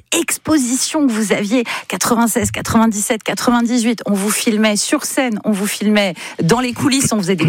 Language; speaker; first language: French; native; French